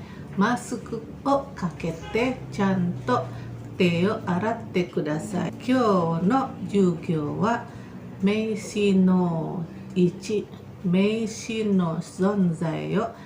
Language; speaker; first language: Japanese; non-native, fluent; Indonesian